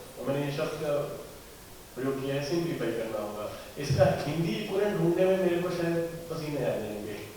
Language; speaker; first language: Hindi; native; Hindi